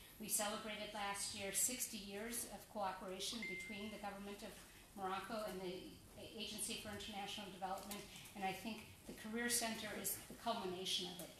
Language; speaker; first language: English; native; English